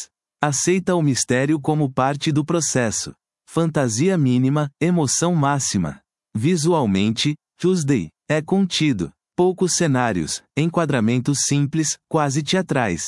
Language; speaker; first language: Portuguese; native; Portuguese